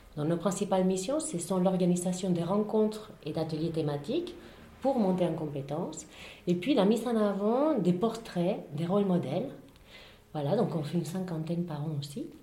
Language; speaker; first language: French; non-native, fluent; Spanish